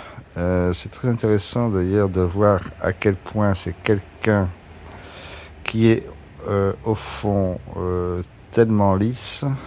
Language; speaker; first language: French; native; French